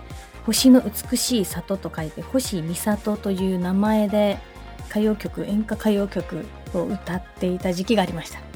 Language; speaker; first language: Japanese; native; Japanese